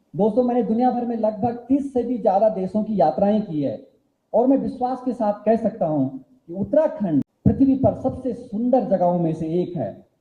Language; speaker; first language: Hindi; native; Hindi